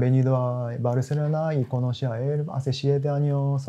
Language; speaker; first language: Spanish; non-native, learner; Japanese